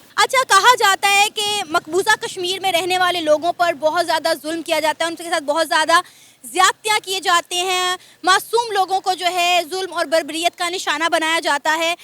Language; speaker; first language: Urdu; native; Urdu